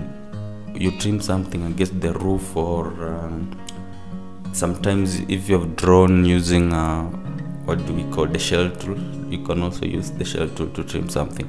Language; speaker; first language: English; non-native, local second language; Swahili